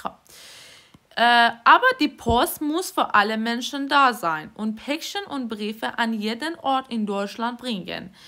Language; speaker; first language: German; non-native, fluent; Persian